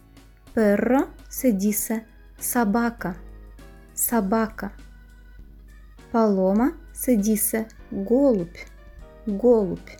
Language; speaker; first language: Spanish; non-native, fluent; Russian